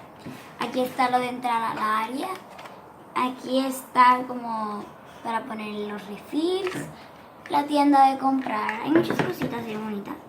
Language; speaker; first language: Spanish; early bilingual, heritage; Spanish